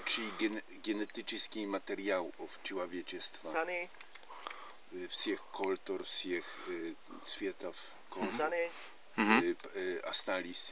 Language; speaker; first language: Russian; non-native, learner; Polish